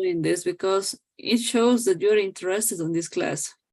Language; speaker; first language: English; non-native, fluent; Spanish